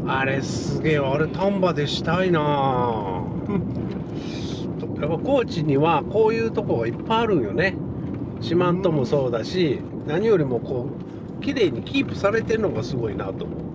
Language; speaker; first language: Japanese; native; Japanese